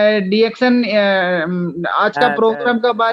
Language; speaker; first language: Hindi; non-native, local second language; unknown